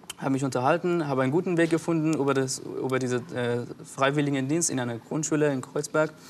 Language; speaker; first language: German; non-native, fluent; Persian